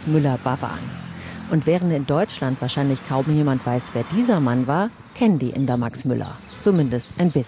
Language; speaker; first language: German; native; German